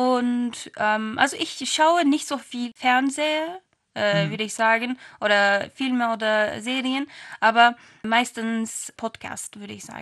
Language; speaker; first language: German; non-native, fluent; Turkish